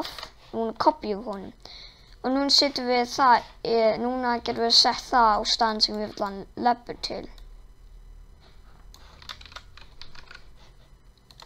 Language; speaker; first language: Icelandic; non-native, learner; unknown